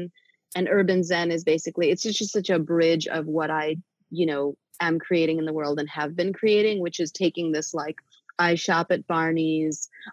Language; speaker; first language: English; native; English